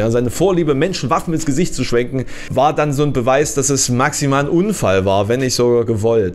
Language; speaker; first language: German; native; German